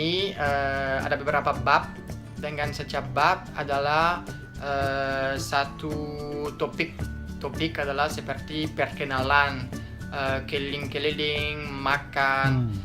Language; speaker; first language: Indonesian; non-native, fluent; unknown